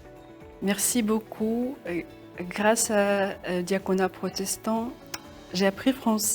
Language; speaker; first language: French; non-native, learner; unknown